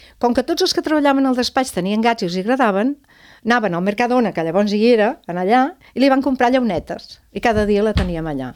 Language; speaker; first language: Catalan; non-native, local second language; Spanish